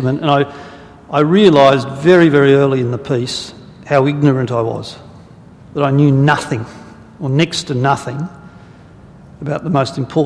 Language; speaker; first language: English; native; English